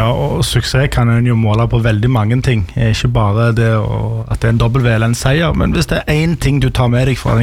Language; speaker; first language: Norwegian; native; Norwegian